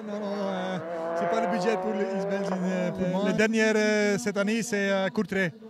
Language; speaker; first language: French; non-native, local second language; Dutch